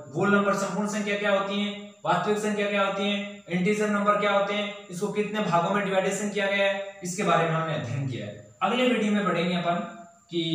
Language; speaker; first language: Hindi; native; Hindi